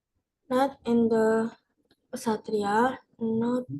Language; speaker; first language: English; non-native, learner; Indonesian